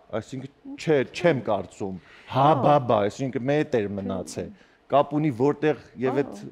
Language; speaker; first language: Armenian; early bilingual, heritage; Armenian